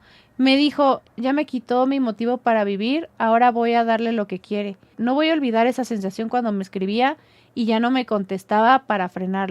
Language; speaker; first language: Spanish; native; Spanish